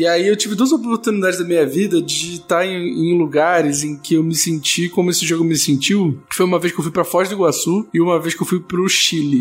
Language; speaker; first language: Portuguese; native; Portuguese